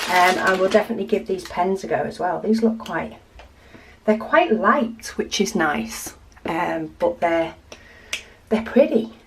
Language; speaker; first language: English; native; English